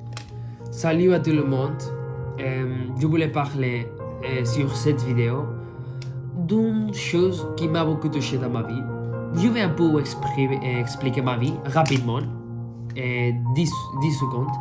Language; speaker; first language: French; non-native, fluent; Spanish